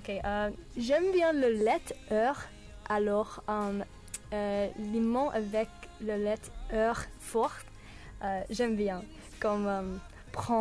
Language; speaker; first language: French; non-native, learner; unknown